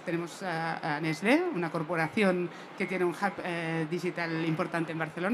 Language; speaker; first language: Spanish; native; Spanish